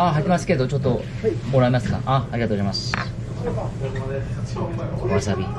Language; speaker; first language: Japanese; non-native, learner; Korean